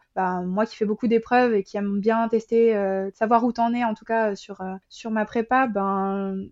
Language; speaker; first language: French; native; French